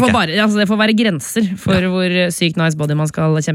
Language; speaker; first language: Norwegian; native; Norwegian